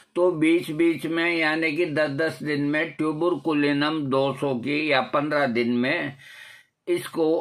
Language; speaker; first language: Hindi; non-native, local second language; Marwari